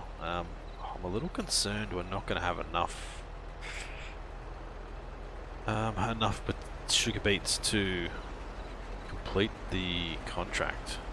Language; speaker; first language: English; native; English